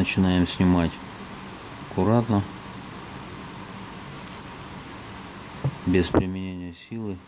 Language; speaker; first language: Russian; native; Russian